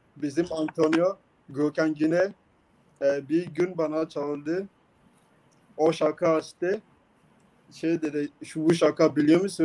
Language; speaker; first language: Turkish; non-native, learner; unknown